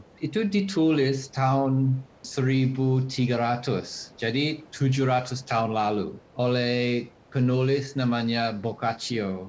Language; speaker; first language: Indonesian; non-native, fluent; English